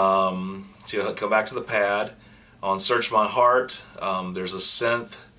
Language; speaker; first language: English; native; English